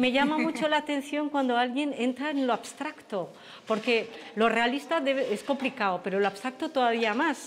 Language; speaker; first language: Spanish; non-native, fluent; French